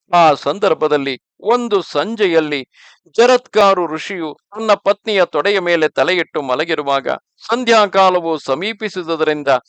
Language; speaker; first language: Kannada; native; Kannada